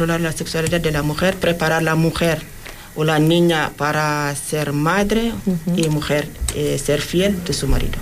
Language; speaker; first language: Spanish; non-native, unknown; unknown